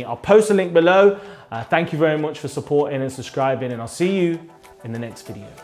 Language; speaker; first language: English; native; English